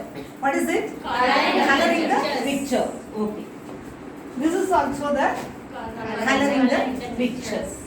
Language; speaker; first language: English; non-native, local second language; Tamil